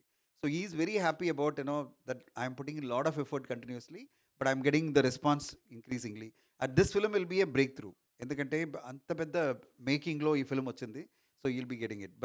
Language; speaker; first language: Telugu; non-native, learner; Tamil